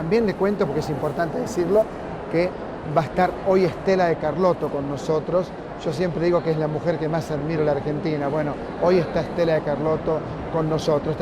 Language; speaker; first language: Spanish; native; Spanish